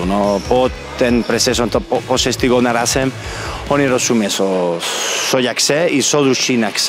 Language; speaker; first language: Polish; non-native, learner; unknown